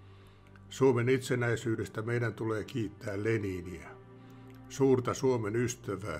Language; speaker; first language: Finnish; native; Finnish